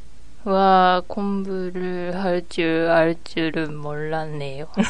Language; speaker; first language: Korean; non-native, learner; Japanese